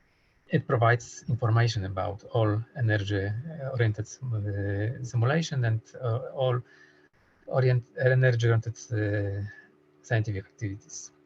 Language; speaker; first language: English; non-native, fluent; Polish